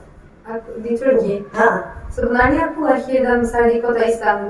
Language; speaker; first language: Indonesian; non-native, fluent; Turkish